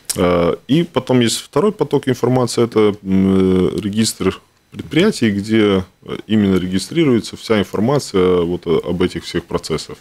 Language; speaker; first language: Russian; non-native, local second language; Latvian